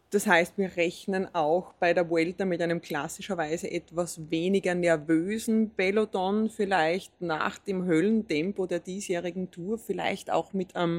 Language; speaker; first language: German; native; German